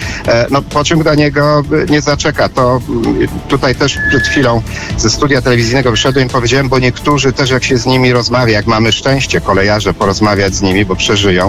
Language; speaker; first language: Polish; native; Polish